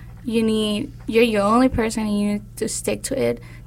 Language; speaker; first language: English; non-native, fluent; Spanish